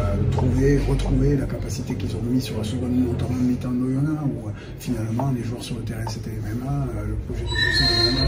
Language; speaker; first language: French; native; French